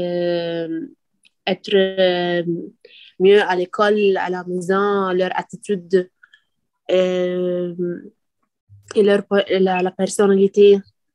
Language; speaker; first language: French; non-native, learner; Arabic